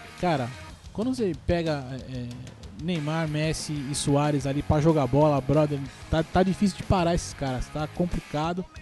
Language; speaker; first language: Portuguese; native; Portuguese